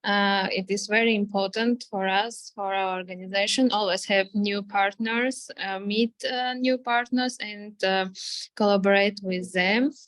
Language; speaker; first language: English; non-native, fluent; Armenian